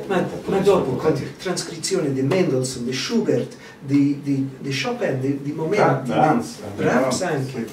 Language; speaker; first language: Italian; non-native, fluent; English